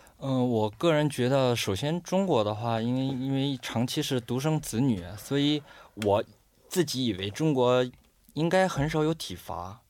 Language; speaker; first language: Chinese; non-native, fluent; Korean